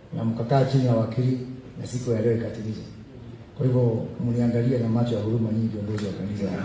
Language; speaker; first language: Swahili; non-native, local second language; Kikuyu